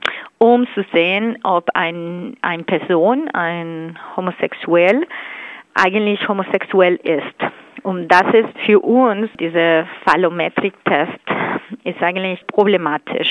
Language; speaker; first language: German; non-native, fluent; Spanish